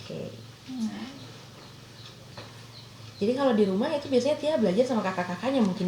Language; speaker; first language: Indonesian; native; Indonesian